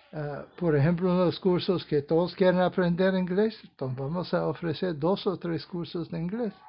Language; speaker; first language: Spanish; non-native, fluent; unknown